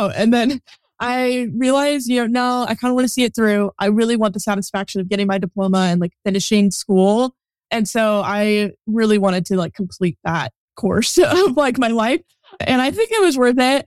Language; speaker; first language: English; native; English